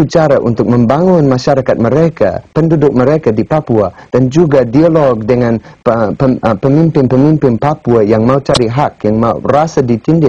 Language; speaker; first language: Indonesian; non-native, fluent; English